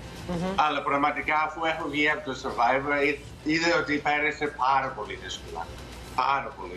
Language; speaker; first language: Greek; non-native, fluent; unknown